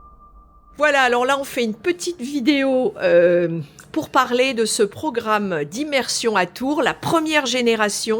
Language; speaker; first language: French; native; French